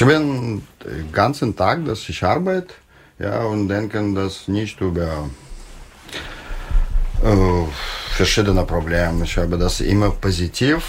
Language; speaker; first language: German; non-native, learner; Russian